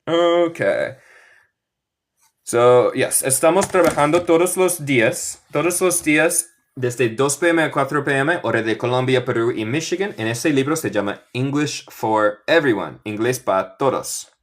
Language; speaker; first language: Spanish; non-native, fluent; English